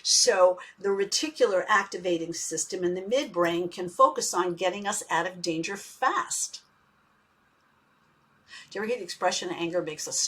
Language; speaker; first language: English; native; English